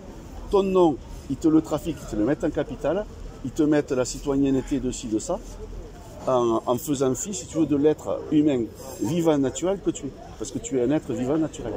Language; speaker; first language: French; native; French